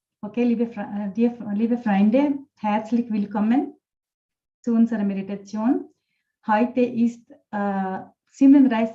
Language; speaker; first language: German; non-native, fluent; Telugu